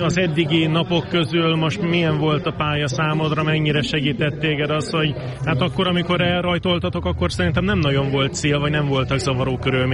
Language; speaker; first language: Hungarian; native; Hungarian